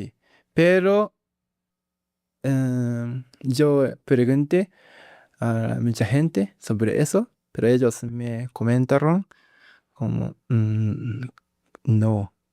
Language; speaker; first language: Spanish; non-native, learner; Japanese